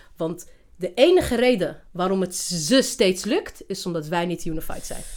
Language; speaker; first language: Dutch; early bilingual, other home language; Riffian